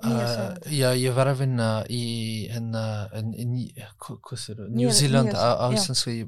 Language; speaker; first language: Icelandic; non-native, learner; French